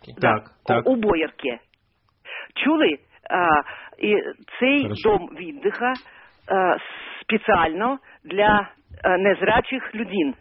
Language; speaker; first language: Ukrainian; non-native, learner; Russian